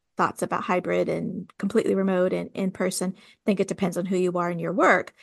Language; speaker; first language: English; native; English